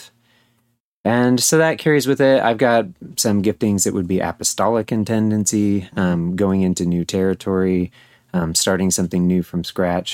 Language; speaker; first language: English; native; English